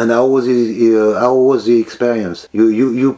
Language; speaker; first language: English; non-native, learner; French